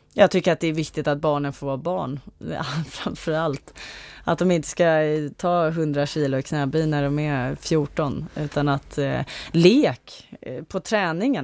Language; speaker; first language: Swedish; native; Swedish